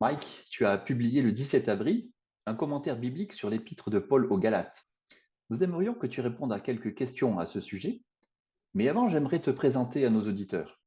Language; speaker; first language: French; native; French